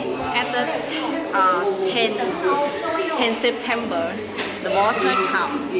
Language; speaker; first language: English; non-native, learner; Thai